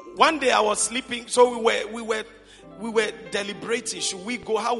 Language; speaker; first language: English; non-native, local second language; Akan